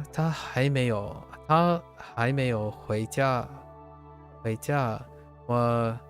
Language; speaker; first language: Chinese; non-native, learner; English